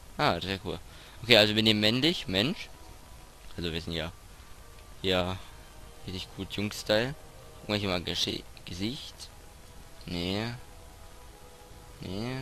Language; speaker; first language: German; native; German